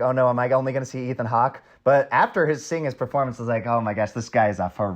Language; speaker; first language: English; native; English